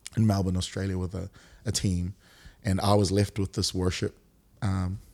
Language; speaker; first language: English; native; English